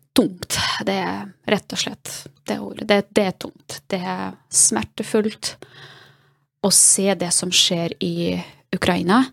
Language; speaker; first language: Norwegian; non-native, fluent; Russian